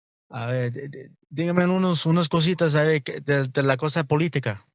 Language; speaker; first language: Spanish; non-native, learner; English